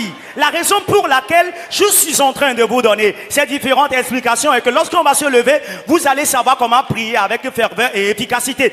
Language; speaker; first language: French; non-native, local second language; Ewe